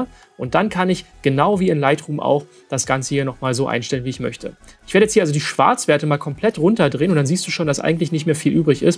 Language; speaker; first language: German; native; German